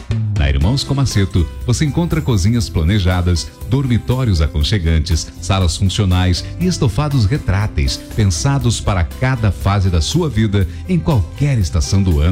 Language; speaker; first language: Portuguese; native; Portuguese